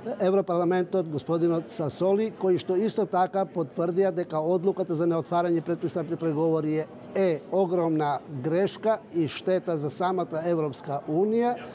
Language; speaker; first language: Macedonian; non-native, local second language; Albanian